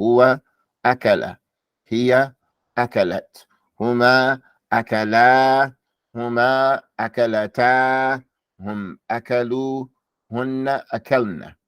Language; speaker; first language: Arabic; non-native, fluent; English